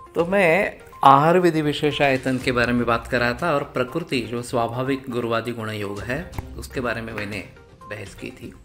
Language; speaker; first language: Hindi; non-native, local second language; Marathi